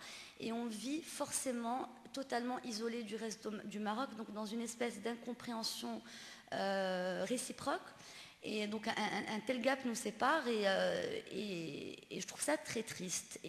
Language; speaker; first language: French; non-native, local second language; Arabic